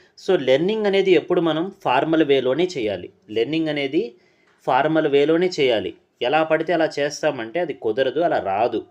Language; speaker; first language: Telugu; non-native, local second language; Urdu